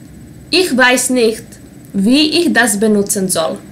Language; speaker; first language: German; non-native, fluent; Serbian